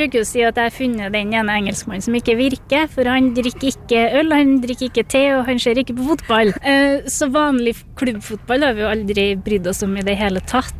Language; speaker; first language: Norwegian; native; Norwegian